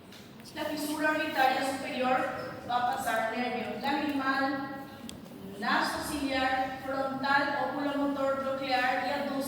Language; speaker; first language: Spanish; native; Spanish